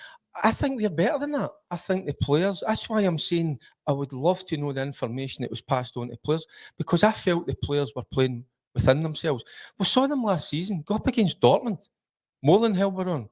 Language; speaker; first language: English; native; English